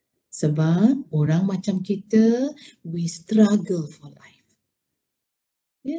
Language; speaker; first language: English; non-native, local second language; Malay